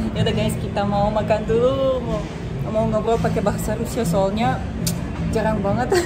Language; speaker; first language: Indonesian; non-native, fluent; Russian